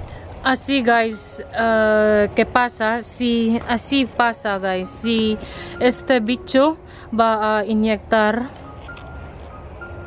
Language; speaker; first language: Spanish; non-native, learner; Filipino